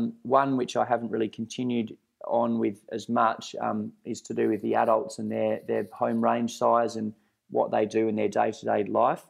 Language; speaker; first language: English; native; English